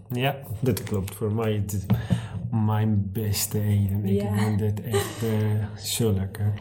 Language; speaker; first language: Dutch; non-native, learner; Arabic